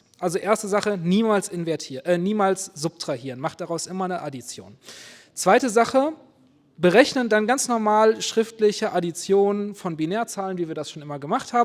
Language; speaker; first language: German; native; German